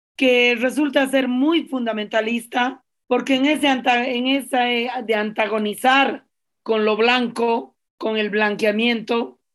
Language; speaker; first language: Spanish; native; Spanish